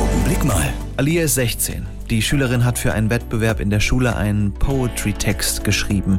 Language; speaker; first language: German; native; German